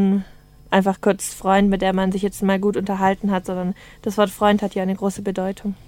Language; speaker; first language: German; native; German